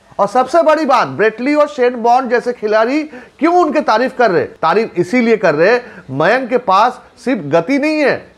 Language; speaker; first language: Hindi; non-native, local second language; Bangla